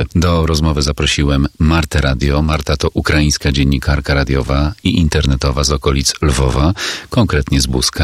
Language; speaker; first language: Polish; native; Polish